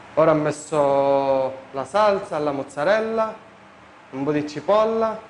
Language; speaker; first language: Italian; non-native, fluent; Arabic